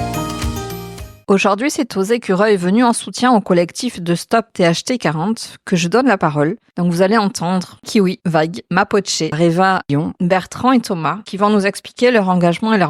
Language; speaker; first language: French; native; French